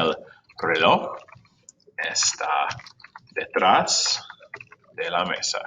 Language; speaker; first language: Spanish; non-native, fluent; English